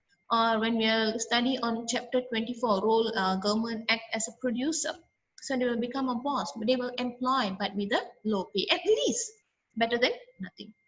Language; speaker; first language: English; non-native, local second language; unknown